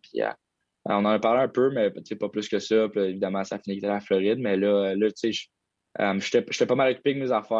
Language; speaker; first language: French; native; French